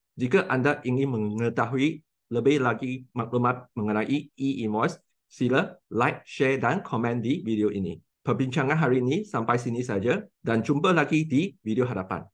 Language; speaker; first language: Malay; non-native, local second language; Chinese